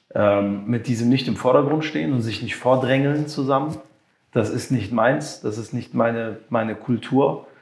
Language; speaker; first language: German; non-native, local second language; French